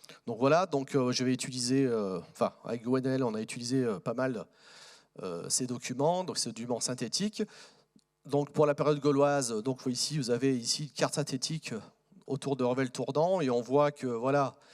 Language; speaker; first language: French; native; French